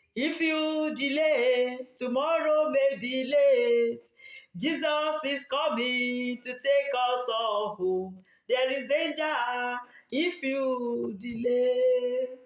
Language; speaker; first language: English; non-native, local second language; Yoruba